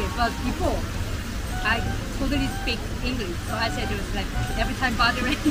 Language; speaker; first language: English; non-native, learner; Korean